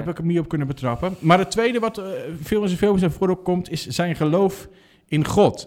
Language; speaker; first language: Dutch; native; Dutch